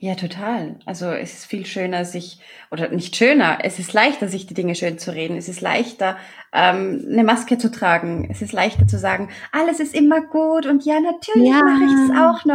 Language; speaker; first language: German; native; German